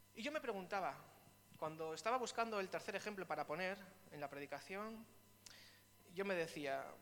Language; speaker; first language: Spanish; native; Spanish